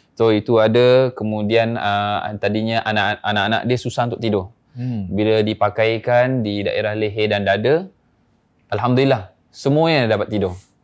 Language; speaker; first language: Malay; native; Malay